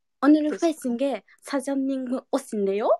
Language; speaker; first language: Korean; non-native, learner; Japanese